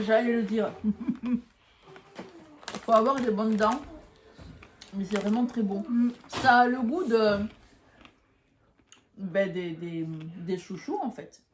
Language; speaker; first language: French; native; French